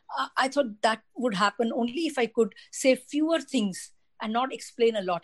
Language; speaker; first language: English; non-native, local second language; Tamil